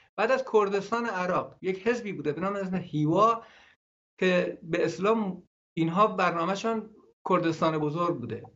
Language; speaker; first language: Persian; non-native, local second language; Gurani